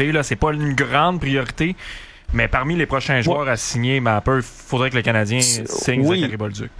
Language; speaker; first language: French; native; French